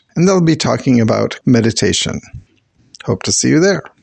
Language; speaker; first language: English; native; English